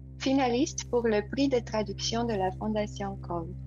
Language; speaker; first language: French; non-native, fluent; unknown